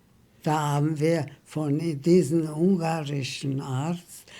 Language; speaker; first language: German; early bilingual, heritage; German